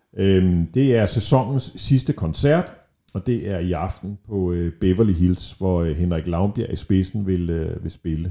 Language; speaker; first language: Danish; native; Danish